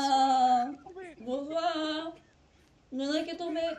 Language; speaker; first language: French; native; French